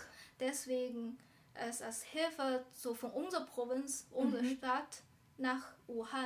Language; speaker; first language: German; non-native, learner; Chinese